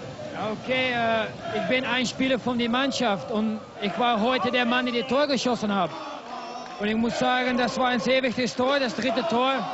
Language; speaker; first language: German; non-native, fluent; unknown